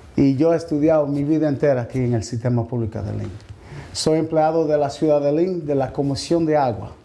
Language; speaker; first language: Spanish; early bilingual, heritage; Spanish